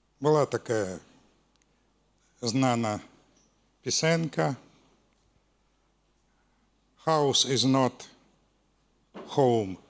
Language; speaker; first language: Ukrainian; non-native, local second language; Russian